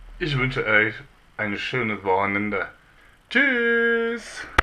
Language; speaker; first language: German; non-native, learner; French